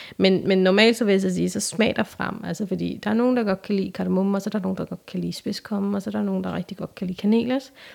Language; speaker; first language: Danish; early bilingual, other home language; Turkish